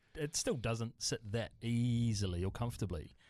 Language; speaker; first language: English; native; English